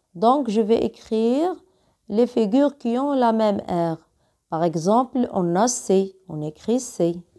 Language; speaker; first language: French; non-native, local second language; Arabic